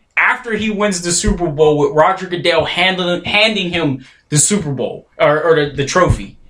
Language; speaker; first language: English; native; English